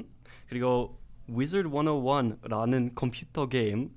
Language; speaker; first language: Korean; non-native, learner; English